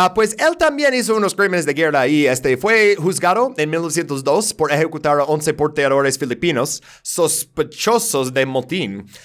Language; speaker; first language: Spanish; non-native, fluent; English